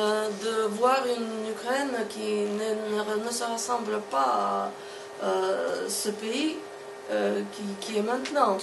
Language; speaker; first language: French; non-native, fluent; Russian